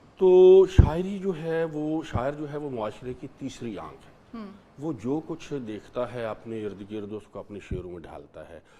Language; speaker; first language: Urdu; non-native, local second language; Punjabi